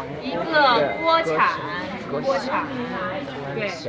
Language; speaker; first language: Chinese; non-native, fluent; Hmong